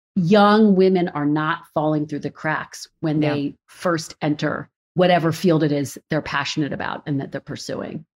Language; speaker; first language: English; native; English